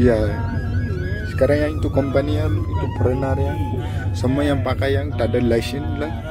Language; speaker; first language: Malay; non-native, learner; Nepali